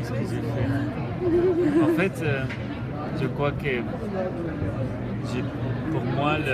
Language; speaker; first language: French; non-native, fluent; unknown